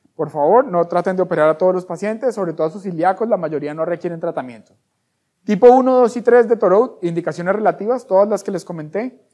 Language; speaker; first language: Spanish; native; Spanish